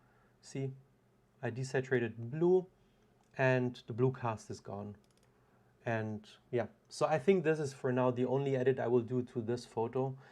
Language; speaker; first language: English; non-native, fluent; German